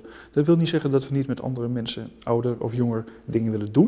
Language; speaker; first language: Dutch; native; Dutch